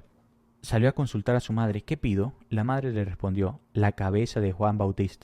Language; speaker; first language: Spanish; native; Spanish